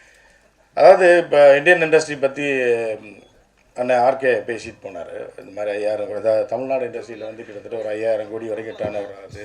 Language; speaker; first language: Tamil; native; Tamil